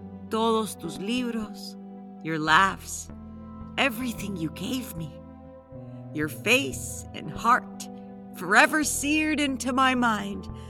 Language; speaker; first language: English; early bilingual, other home language; Spanish